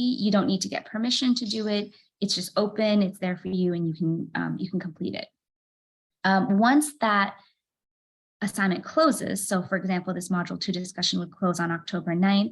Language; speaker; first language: English; native; English